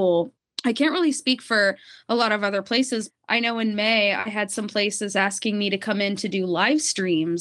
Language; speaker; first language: English; native; English